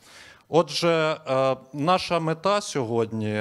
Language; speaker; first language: Ukrainian; native; Ukrainian